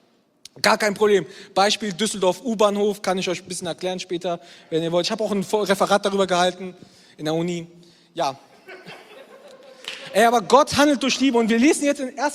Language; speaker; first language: German; native; German